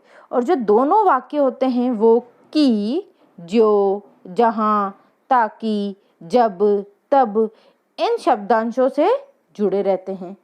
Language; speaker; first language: Hindi; native; Hindi